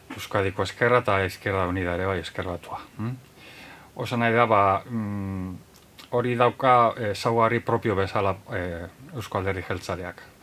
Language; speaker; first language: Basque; native; Basque